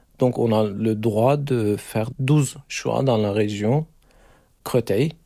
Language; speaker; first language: French; non-native, fluent; Turkish